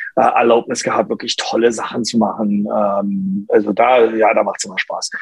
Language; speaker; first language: German; non-native, local second language; English